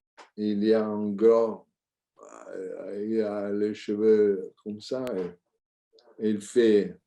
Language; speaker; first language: French; non-native, learner; Italian